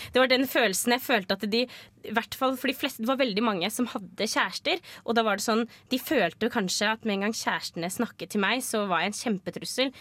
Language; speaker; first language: Norwegian; native; Norwegian